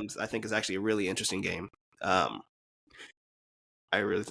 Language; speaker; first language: English; native; English